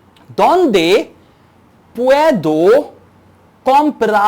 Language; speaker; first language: Spanish; non-native, learner; Urdu